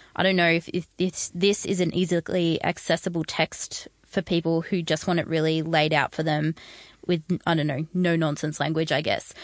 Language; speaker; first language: English; native; English